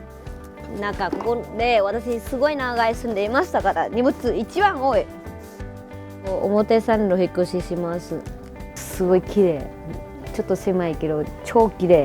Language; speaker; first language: Japanese; non-native, learner; Vietnamese